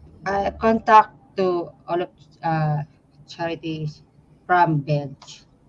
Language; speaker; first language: English; non-native, learner; Filipino